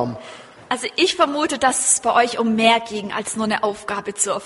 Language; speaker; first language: German; native; German